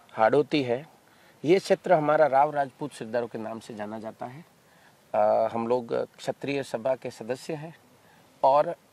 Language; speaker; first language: Hindi; native; Hindi